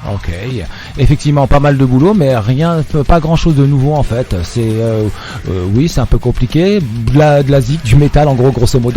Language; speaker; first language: French; native; French